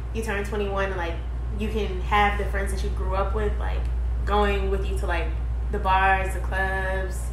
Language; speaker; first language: English; native; English